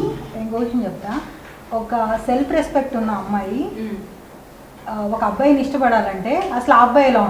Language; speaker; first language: Telugu; native; Telugu